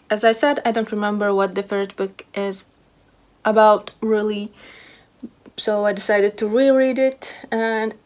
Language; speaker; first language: English; non-native, fluent; Latvian